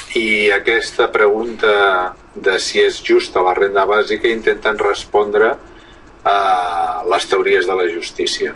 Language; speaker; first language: Catalan; native; Catalan